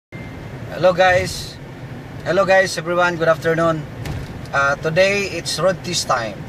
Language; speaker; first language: English; non-native, local second language; Filipino